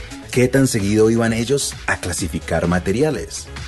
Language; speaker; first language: Spanish; native; Spanish